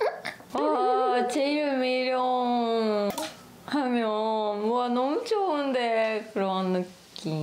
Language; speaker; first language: Korean; non-native, learner; Japanese